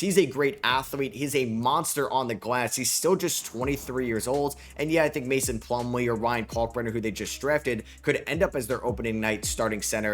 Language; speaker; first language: English; native; English